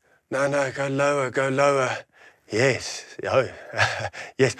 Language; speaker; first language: English; non-native, local second language; Afrikaans